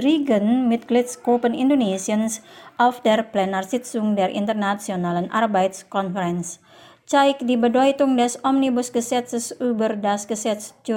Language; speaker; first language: German; non-native, fluent; Indonesian